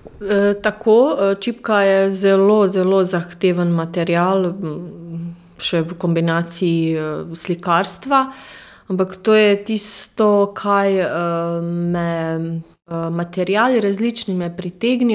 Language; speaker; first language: Slovenian; non-native, fluent; Croatian